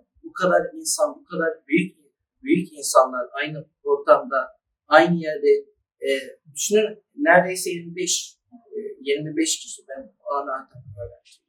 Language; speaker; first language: Turkish; early bilingual, other home language; Arabic